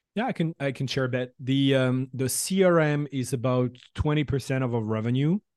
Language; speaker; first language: English; non-native, fluent; French